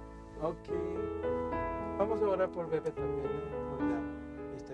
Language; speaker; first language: Spanish; non-native, learner; Korean